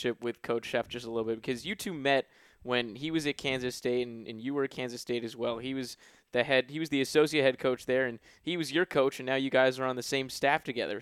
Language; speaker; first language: English; native; English